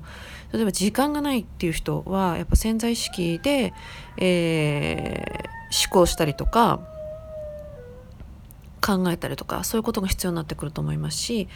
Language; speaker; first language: Japanese; native; Japanese